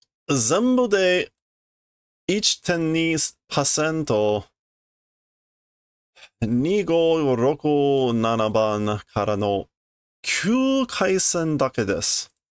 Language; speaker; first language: Japanese; non-native, learner; English